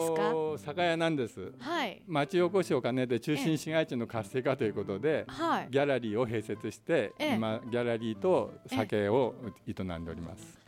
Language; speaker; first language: Japanese; native; Japanese